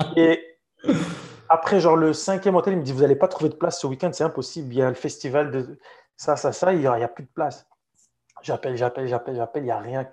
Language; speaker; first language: French; non-native, local second language; Arabic